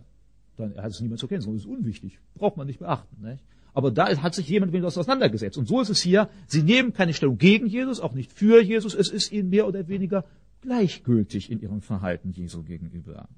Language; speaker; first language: German; native; German